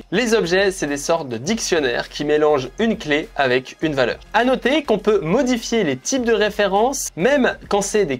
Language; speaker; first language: French; native; French